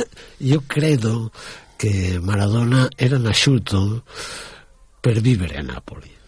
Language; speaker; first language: Italian; non-native, fluent; Catalan